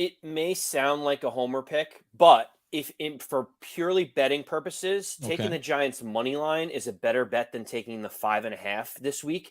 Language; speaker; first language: English; native; English